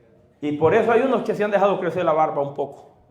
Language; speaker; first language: Spanish; native; Spanish